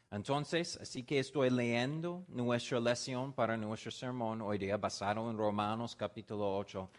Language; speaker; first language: Spanish; non-native, fluent; English